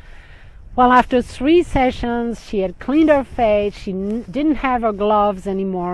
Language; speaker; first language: English; non-native, fluent; French